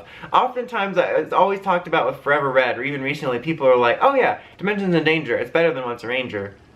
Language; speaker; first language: English; native; English